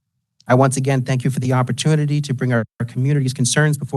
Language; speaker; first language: English; native; English